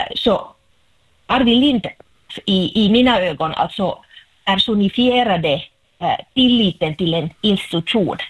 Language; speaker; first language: Swedish; non-native, local second language; Finnish